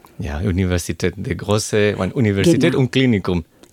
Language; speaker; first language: German; non-native, learner; Spanish